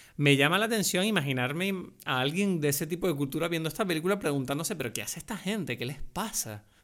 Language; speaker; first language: Spanish; native; Spanish